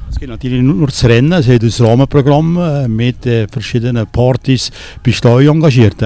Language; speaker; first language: German; native; German